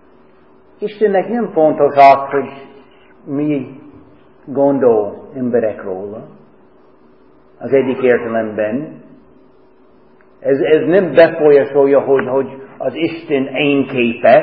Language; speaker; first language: Hungarian; non-native, fluent; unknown